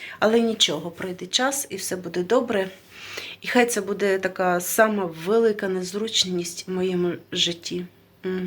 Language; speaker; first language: Ukrainian; non-native, local second language; Russian